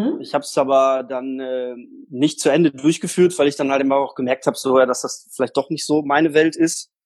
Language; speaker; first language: German; early bilingual, other home language; Polish